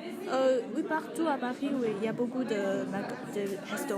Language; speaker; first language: French; non-native, fluent; Chinese